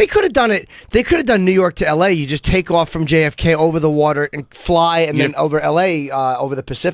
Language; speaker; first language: English; native; English